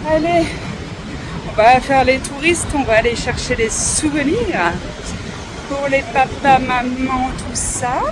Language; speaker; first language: French; native; French